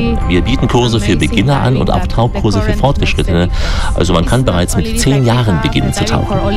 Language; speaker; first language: German; native; German